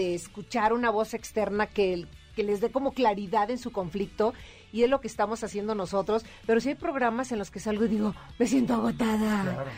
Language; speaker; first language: Spanish; native; Spanish